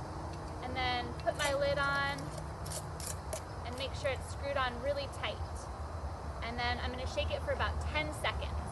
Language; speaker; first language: English; native; English